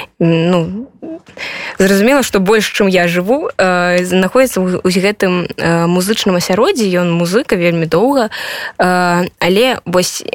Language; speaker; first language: Belarusian; non-native, local second language; Russian